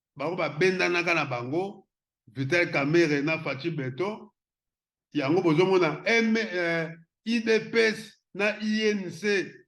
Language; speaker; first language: Lingala; non-native, local second language; Kongo